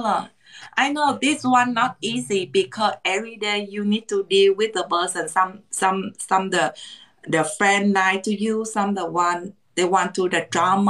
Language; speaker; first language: English; non-native, learner; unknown